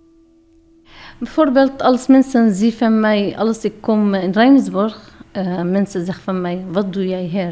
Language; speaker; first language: Dutch; non-native, learner; Arabic